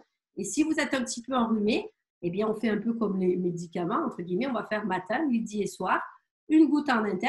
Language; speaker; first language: French; native; French